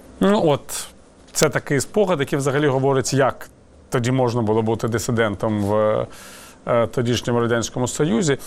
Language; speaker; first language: Ukrainian; native; Ukrainian